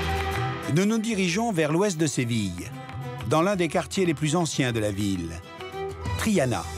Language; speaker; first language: French; native; French